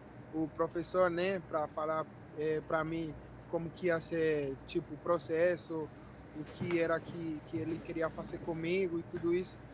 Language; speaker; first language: Portuguese; non-native, fluent; Spanish